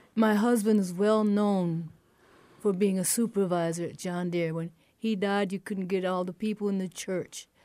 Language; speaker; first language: English; native; English